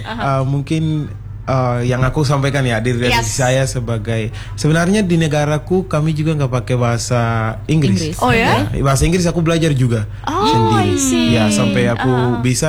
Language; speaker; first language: Indonesian; non-native, fluent; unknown